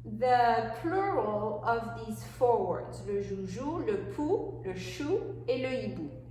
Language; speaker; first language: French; non-native, fluent; English